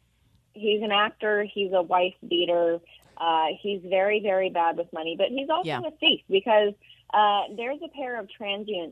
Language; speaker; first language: English; native; English